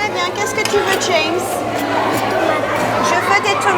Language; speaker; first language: French; non-native, fluent; English